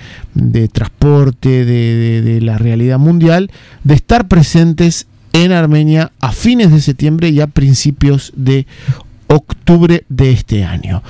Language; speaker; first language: Spanish; native; Spanish